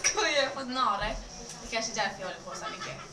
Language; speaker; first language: Swedish; early bilingual, other home language; Spanish